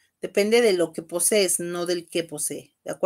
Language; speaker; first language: Spanish; native; Spanish